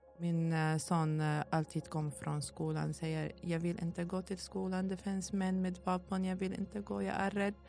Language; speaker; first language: Swedish; non-native, learner; Arabic